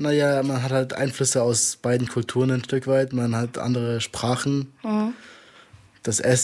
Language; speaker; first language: German; native; German